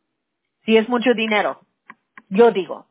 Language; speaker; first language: Spanish; early bilingual, heritage; Spanish